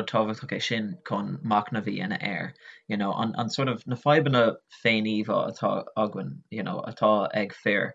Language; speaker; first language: Irish; non-native, local second language; English